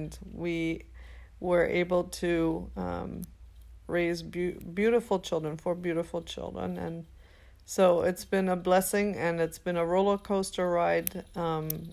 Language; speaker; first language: English; non-native, fluent; German